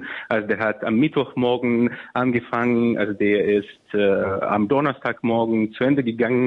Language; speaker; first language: German; non-native, fluent; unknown